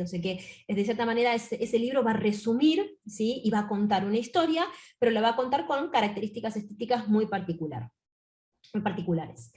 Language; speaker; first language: Spanish; native; Spanish